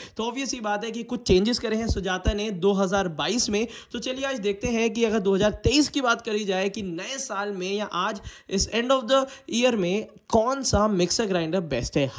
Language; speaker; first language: Hindi; native; Hindi